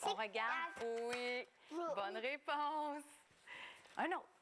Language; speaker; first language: French; native; French